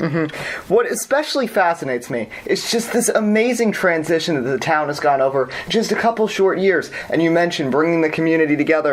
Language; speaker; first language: English; native; English